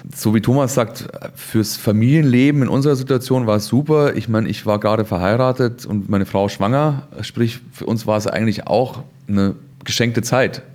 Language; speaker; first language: German; native; German